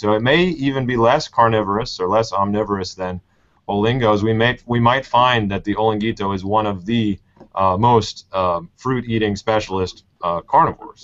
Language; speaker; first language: English; native; English